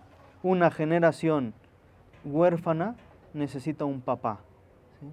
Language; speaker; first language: Spanish; native; Spanish